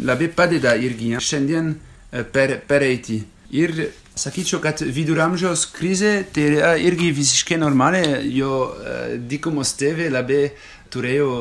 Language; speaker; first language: Lithuanian; non-native, fluent; French